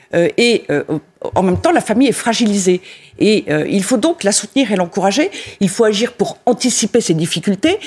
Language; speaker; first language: French; native; French